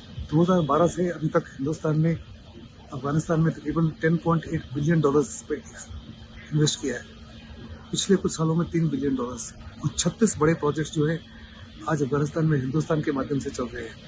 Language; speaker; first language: Hindi; native; Hindi